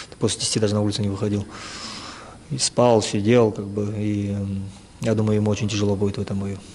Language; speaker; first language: Russian; non-native, local second language; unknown